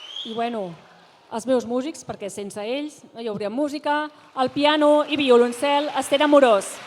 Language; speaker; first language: Catalan; native; Catalan